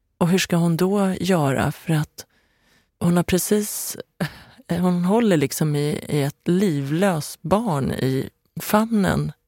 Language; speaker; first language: Swedish; early bilingual, other home language; Persian